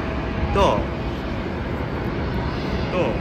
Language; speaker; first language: Japanese; native; Japanese